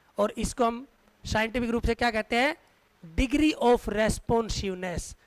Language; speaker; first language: Hindi; native; Hindi